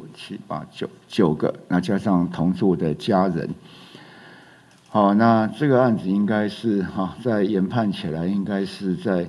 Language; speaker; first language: Chinese; native; Chinese